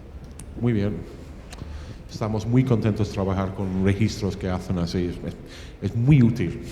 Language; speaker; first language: Spanish; non-native, fluent; English